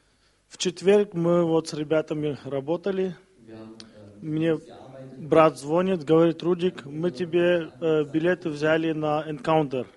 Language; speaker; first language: Russian; early bilingual, other home language; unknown